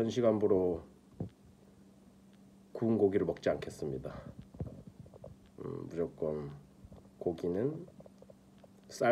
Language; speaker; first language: Korean; native; Korean